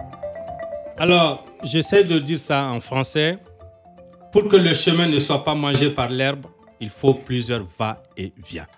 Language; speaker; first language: French; non-native, local second language; Bambara